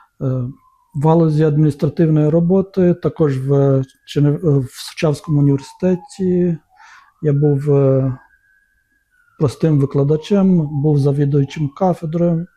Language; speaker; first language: Ukrainian; non-native, local second language; Romanian